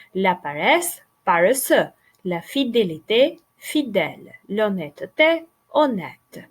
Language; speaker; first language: French; non-native, fluent; Albanian